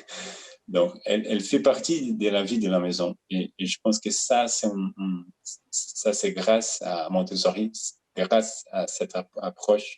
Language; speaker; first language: French; non-native, fluent; Portuguese